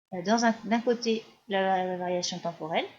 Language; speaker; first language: French; native; French